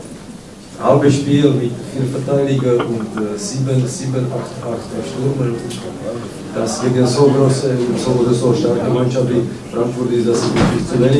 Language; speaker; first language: German; non-native, learner; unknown